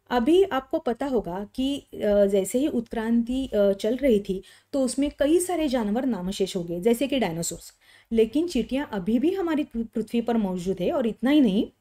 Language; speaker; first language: Hindi; non-native, local second language; Marathi